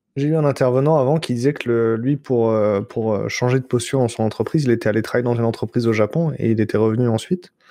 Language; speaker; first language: French; native; French